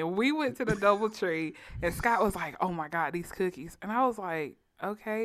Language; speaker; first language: English; native; English